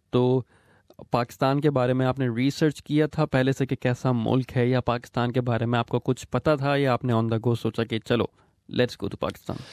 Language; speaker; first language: Urdu; native; Urdu